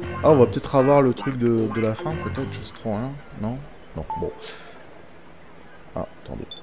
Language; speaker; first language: French; native; French